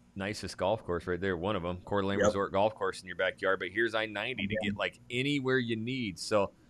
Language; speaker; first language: English; native; English